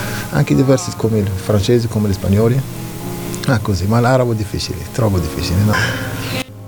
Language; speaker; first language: Italian; non-native, learner; Arabic